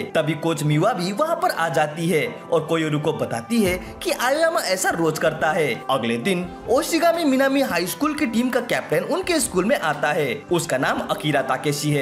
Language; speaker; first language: Hindi; native; Hindi